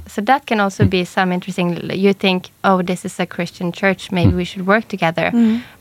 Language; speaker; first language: English; non-native, fluent; Norwegian